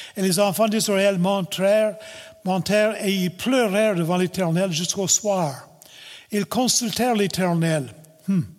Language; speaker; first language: French; non-native, local second language; English